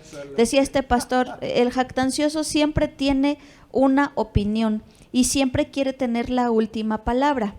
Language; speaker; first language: Spanish; native; Spanish